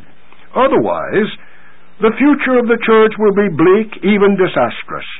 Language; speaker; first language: English; native; English